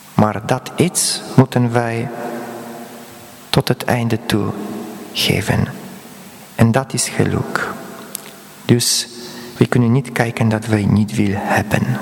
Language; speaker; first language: Dutch; non-native, fluent; Polish